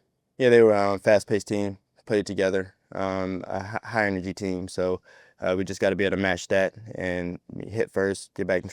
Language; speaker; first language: English; native; English